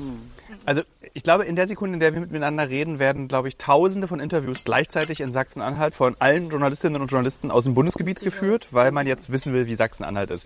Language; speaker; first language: German; native; German